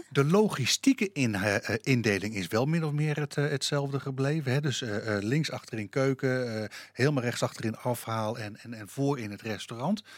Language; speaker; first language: Dutch; native; Dutch